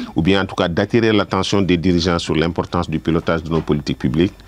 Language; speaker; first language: French; non-native, local second language; Wolof